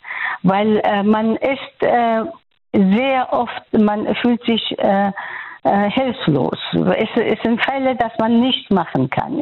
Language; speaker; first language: German; non-native, fluent; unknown